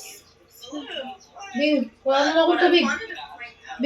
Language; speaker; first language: Filipino; non-native, local second language; Bikol